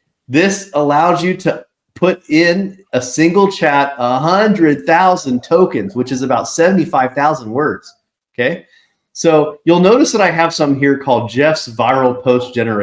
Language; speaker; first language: English; native; English